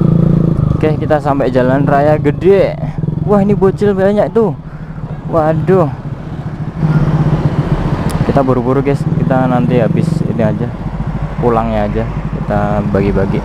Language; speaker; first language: Indonesian; non-native, local second language; Javanese